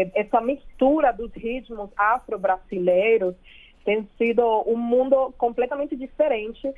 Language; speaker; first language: Portuguese; non-native, fluent; Spanish